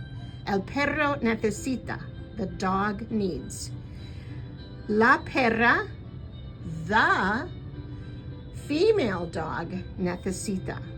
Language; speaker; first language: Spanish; non-native, fluent; English